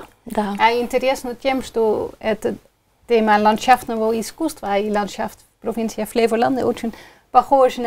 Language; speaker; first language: Russian; non-native, fluent; Dutch